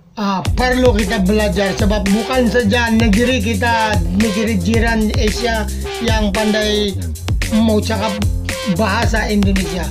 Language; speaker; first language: Indonesian; non-native, learner; Filipino